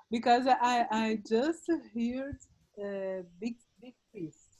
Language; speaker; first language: English; non-native, learner; Portuguese